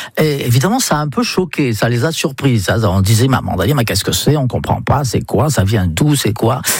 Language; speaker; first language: French; non-native, fluent; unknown